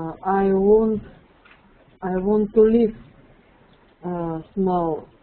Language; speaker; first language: English; non-native, learner; Russian